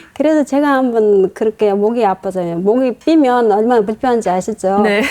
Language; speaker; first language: Korean; non-native, fluent; Mongolian